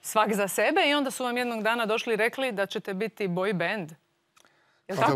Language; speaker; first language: Croatian; native; Croatian